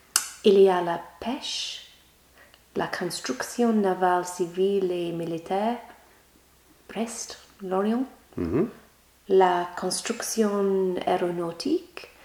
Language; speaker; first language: French; non-native, learner; English